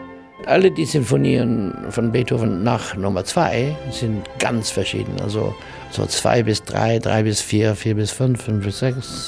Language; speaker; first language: German; non-native, learner; English